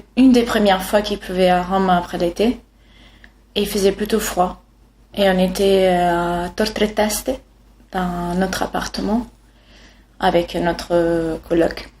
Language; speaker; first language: French; non-native, fluent; Italian